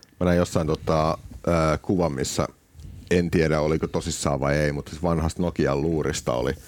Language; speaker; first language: Finnish; native; Finnish